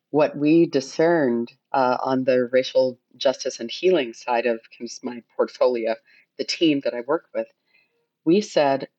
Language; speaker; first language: English; native; English